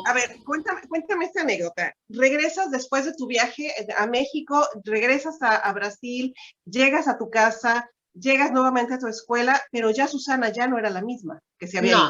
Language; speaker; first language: Spanish; native; Spanish